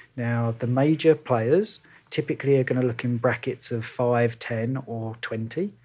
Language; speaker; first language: English; native; English